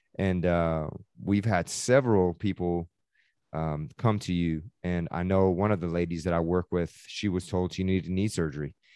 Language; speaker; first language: English; early bilingual, other home language; Persian